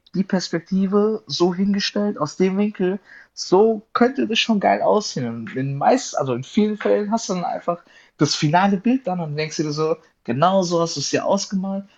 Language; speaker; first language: German; native; German